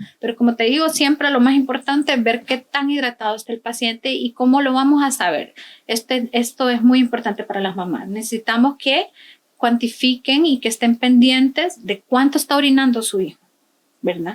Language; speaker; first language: Spanish; native; Spanish